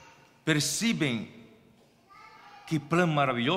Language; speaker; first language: Spanish; non-native, fluent; Portuguese